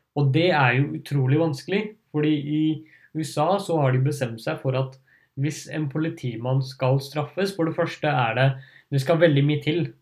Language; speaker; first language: Norwegian; early bilingual, other home language; Urdu